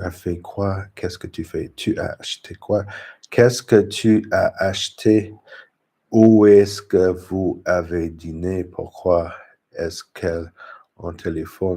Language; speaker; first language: French; non-native, learner; English